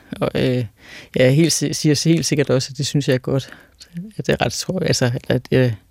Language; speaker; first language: Danish; native; Danish